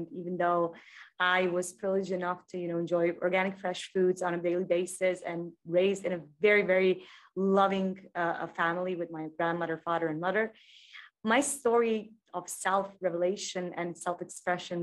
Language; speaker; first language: English; non-native, fluent; Croatian